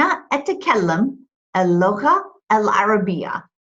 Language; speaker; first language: Arabic; non-native, fluent; English